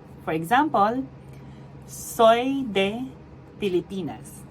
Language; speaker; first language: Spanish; non-native, fluent; Filipino